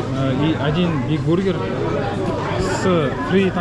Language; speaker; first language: Russian; non-native, local second language; Kazakh